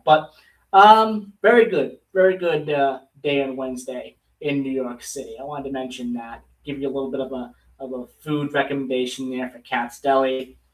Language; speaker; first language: English; native; English